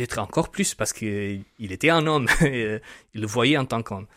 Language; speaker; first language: French; non-native, fluent; Portuguese